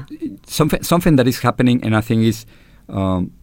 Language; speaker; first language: English; non-native, fluent; Spanish